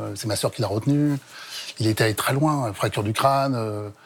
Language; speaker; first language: French; native; French